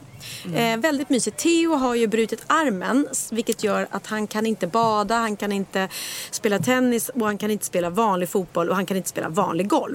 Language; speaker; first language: Swedish; native; Swedish